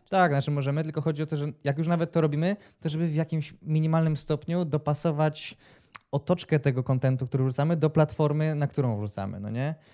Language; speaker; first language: Polish; native; Polish